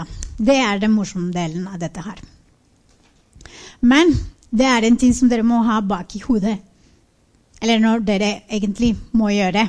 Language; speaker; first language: Norwegian; non-native, fluent; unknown